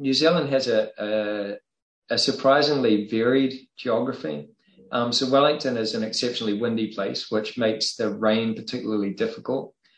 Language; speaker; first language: English; native; English